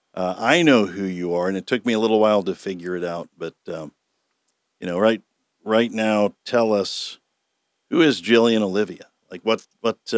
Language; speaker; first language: English; native; English